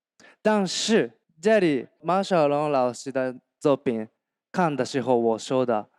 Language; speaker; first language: Chinese; non-native, learner; Japanese